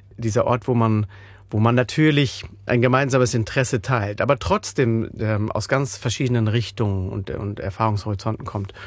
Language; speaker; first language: German; native; German